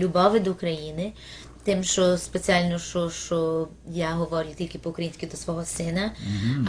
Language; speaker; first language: Ukrainian; early bilingual, heritage; Ukrainian